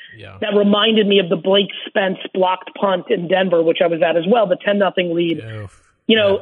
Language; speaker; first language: English; early bilingual, other home language; Russian